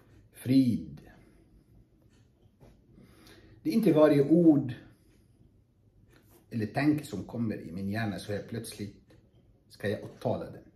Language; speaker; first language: Swedish; non-native, fluent; Arabic